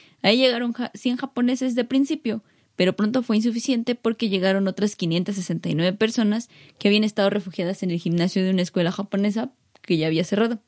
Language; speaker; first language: Spanish; native; Spanish